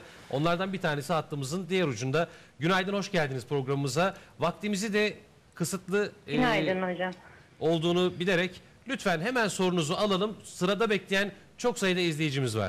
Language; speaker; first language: Turkish; native; Turkish